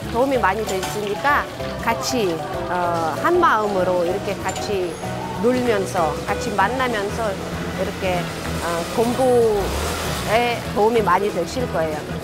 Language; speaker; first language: Korean; non-native, fluent; Russian